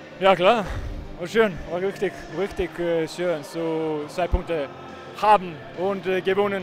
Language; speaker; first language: German; non-native, learner; Icelandic